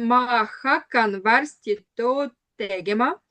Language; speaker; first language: Estonian; non-native, learner; Russian